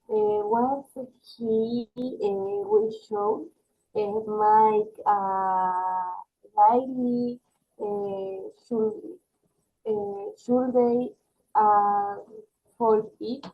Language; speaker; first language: English; non-native, learner; Spanish